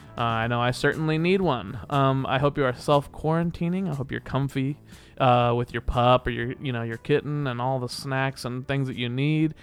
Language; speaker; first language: English; native; English